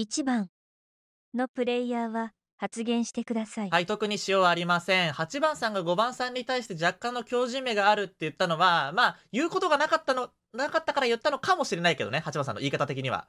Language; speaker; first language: Japanese; native; Japanese